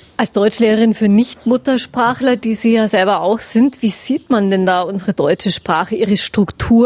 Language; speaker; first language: German; native; German